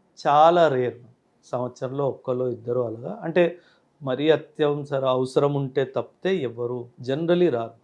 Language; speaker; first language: Telugu; native; Telugu